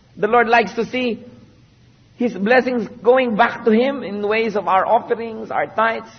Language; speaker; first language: English; non-native, local second language; Filipino